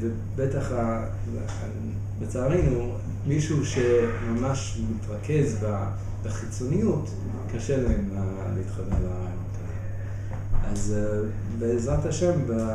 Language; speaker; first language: Hebrew; non-native, fluent; English